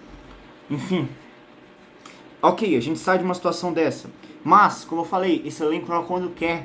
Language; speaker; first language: Portuguese; native; Portuguese